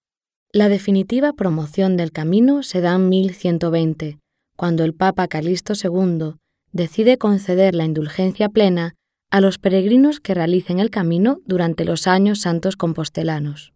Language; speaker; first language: Spanish; native; Spanish